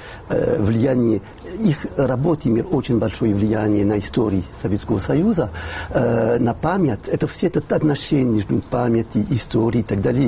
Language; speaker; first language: Russian; non-native, fluent; French